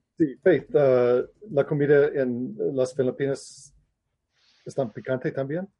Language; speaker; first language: Spanish; non-native, learner; English